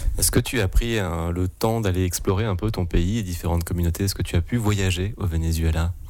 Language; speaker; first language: French; native; French